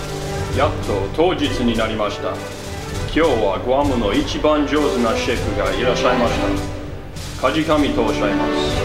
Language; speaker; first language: Japanese; non-native, learner; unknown